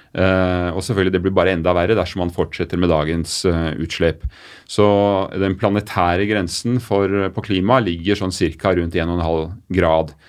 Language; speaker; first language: Norwegian; native; Norwegian